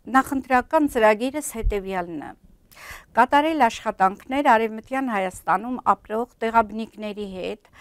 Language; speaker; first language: Armenian; native; Armenian